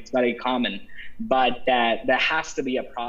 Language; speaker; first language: English; non-native, local second language; Tamil